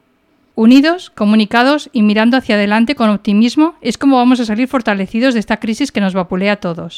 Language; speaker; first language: Spanish; native; Spanish